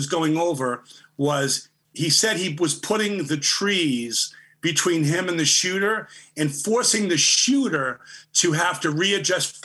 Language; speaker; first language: English; native; English